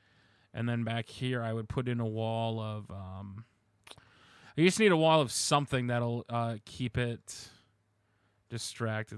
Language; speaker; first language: English; native; English